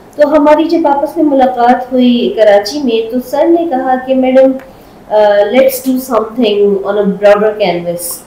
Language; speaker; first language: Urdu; non-native, local second language; Sindhi